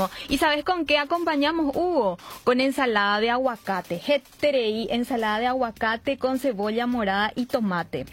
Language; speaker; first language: Spanish; native; Spanish